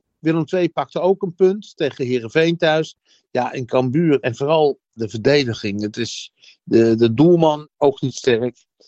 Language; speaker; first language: Dutch; native; Dutch